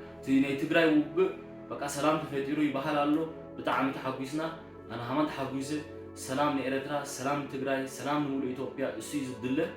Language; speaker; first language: Tigrinya; early bilingual, heritage; Tigrinya